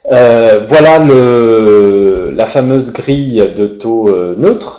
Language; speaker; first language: French; native; French